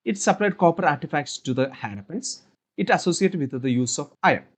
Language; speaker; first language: English; non-native, local second language; Malayalam